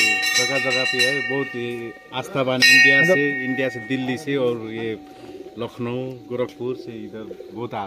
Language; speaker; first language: Hindi; non-native, local second language; Nepali